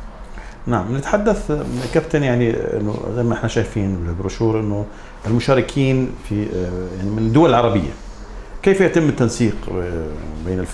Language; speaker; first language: Arabic; native; Arabic